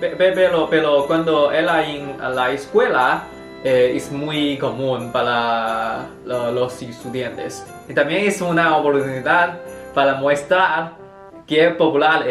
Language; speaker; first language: Spanish; non-native, learner; Chinese